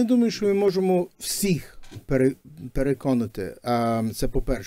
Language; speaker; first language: Ukrainian; early bilingual, heritage; Ukrainian